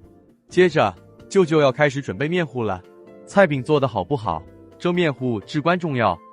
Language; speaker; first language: Chinese; native; Chinese